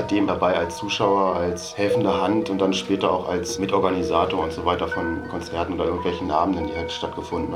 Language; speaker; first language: German; native; German